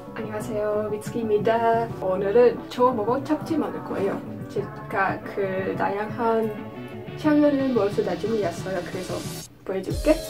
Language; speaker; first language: Korean; non-native, learner; Dutch